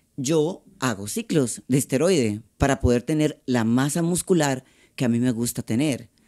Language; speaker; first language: Spanish; native; Spanish